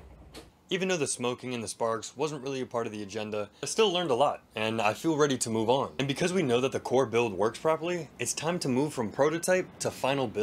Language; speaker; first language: English; native; English